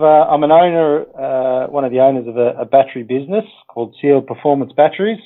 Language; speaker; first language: English; native; English